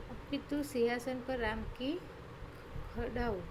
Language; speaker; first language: Hindi; non-native, local second language; Gujarati